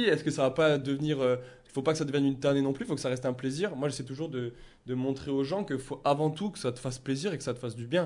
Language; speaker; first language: French; native; French